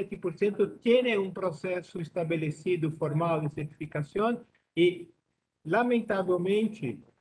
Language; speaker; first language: Spanish; non-native, learner; Portuguese